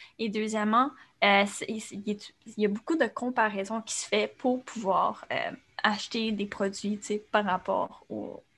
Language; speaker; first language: French; native; French